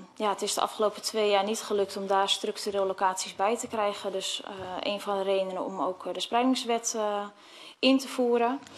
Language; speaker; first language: Dutch; native; Dutch